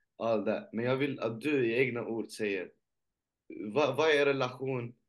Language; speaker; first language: Swedish; early bilingual, other home language; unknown